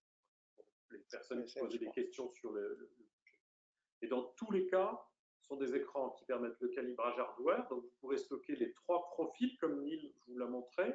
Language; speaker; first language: French; native; French